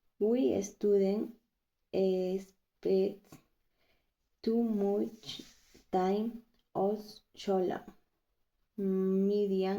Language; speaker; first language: English; non-native, learner; Spanish